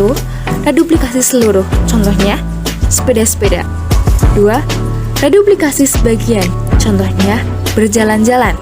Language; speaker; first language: Indonesian; native; Indonesian